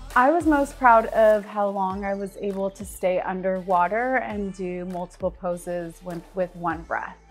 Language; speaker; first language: English; native; English